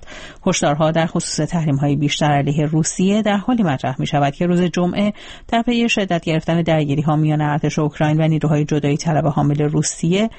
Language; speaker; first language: Persian; native; Persian